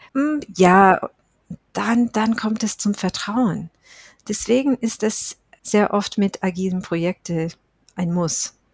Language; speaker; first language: German; non-native, fluent; English